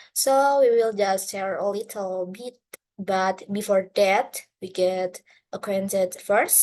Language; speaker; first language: English; non-native, learner; Indonesian